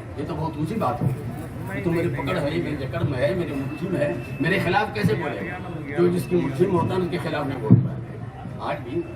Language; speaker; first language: Urdu; native; Urdu